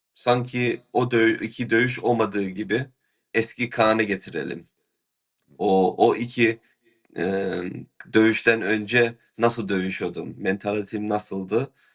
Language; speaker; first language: Turkish; early bilingual, heritage; Turkish